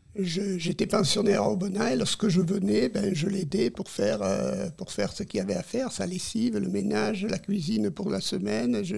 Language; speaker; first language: French; native; French